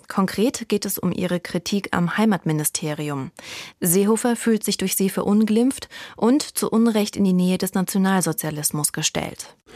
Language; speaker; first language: German; native; German